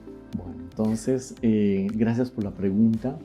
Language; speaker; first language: Spanish; native; Spanish